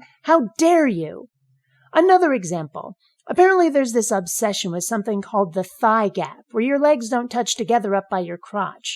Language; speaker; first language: English; native; English